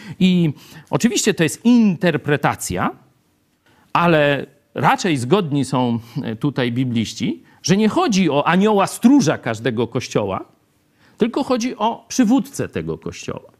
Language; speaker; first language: Polish; native; Polish